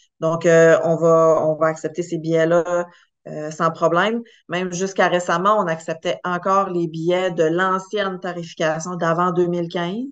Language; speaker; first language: French; native; French